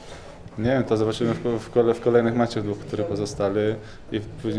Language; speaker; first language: Polish; non-native, fluent; Latvian